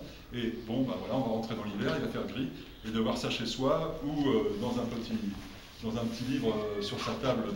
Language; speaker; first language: French; native; French